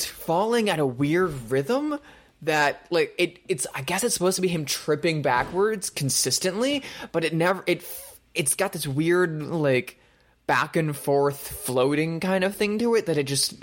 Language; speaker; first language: English; native; English